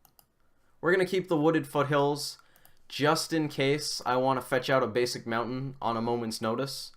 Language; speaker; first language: English; native; English